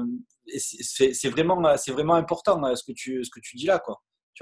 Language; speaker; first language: French; native; French